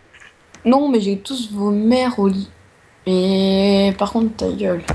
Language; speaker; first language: French; native; French